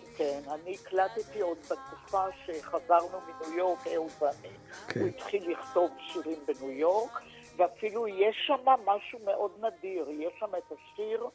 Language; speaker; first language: Hebrew; native; Hebrew